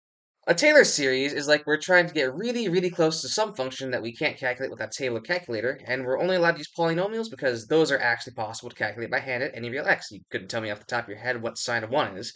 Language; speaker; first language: English; native; English